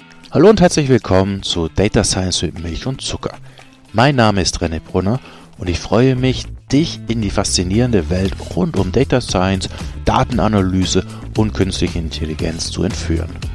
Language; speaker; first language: German; native; German